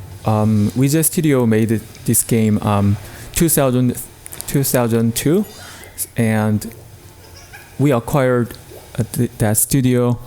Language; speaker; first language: English; non-native, learner; Korean